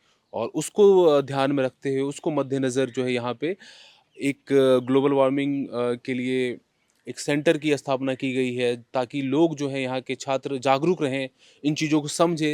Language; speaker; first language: Hindi; native; Hindi